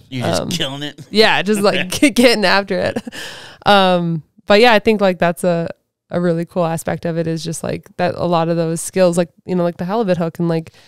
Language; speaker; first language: English; native; English